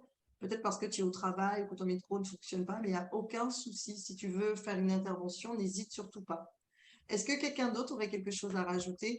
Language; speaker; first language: French; native; French